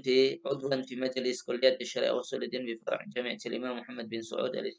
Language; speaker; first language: Arabic; non-native, fluent; Indonesian